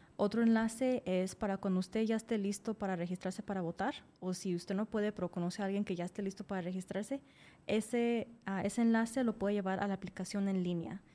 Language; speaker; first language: Spanish; early bilingual, other home language; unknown